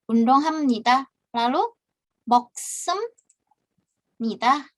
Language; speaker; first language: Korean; non-native, fluent; Indonesian